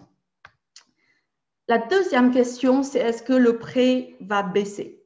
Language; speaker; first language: French; native; French